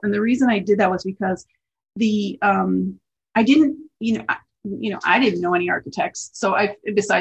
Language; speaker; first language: English; native; English